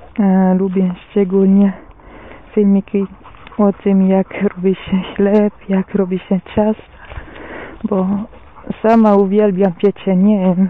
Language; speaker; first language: Polish; non-native, fluent; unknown